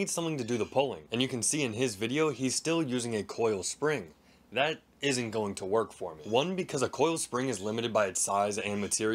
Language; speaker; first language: English; native; English